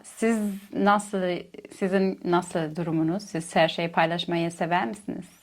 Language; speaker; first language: Turkish; non-native, fluent; German